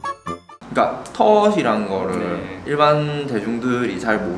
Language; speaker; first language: Korean; native; Korean